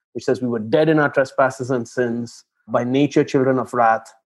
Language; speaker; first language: English; non-native, local second language; Tamil